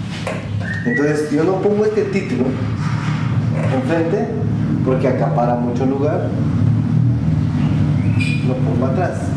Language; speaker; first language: Spanish; non-native, local second language; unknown